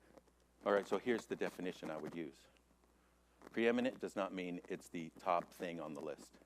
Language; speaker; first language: English; native; English